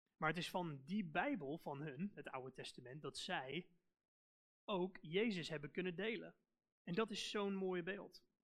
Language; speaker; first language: Dutch; non-native, fluent; English